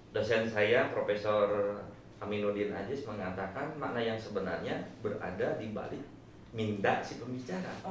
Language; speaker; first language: Indonesian; non-native, local second language; Sundanese